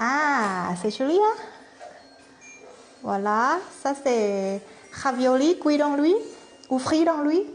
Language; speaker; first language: French; non-native, learner; Thai